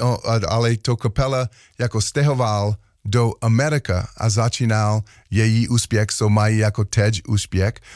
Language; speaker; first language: Czech; non-native, learner; English